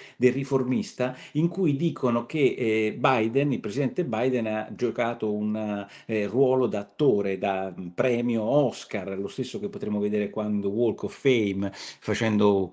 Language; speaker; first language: Italian; native; Italian